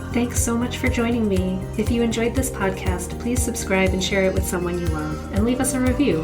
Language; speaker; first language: English; native; English